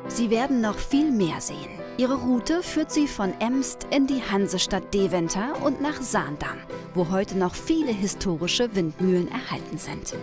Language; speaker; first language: German; native; German